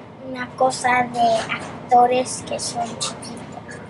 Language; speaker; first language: Spanish; early bilingual, heritage; Spanish